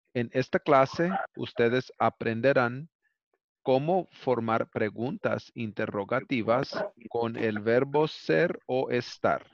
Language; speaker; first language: Spanish; early bilingual, heritage; Spanish